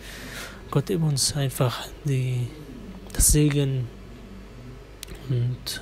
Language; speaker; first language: German; non-native, fluent; Arabic